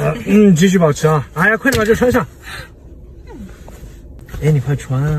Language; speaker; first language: Chinese; native; Chinese